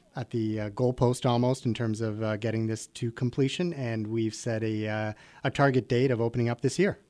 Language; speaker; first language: English; native; English